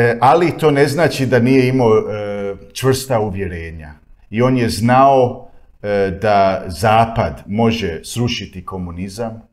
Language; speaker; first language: Croatian; early bilingual, heritage; Croatian